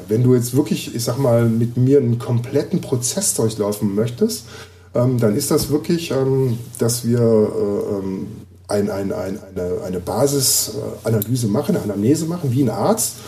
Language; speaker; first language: German; native; German